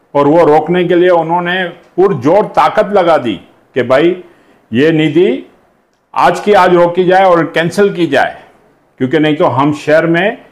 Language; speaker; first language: Hindi; non-native, local second language; Sindhi